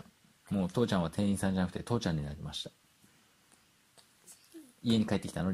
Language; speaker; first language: Japanese; native; Japanese